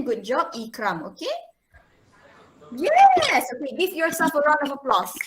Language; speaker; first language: English; non-native, local second language; Malay